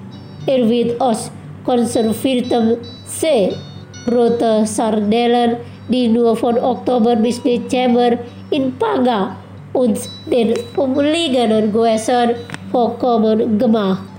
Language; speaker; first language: German; non-native, fluent; Indonesian